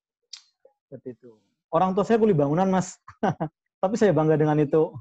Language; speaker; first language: Indonesian; non-native, local second language; Madurese